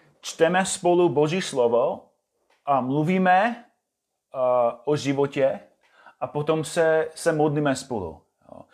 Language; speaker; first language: Czech; non-native, fluent; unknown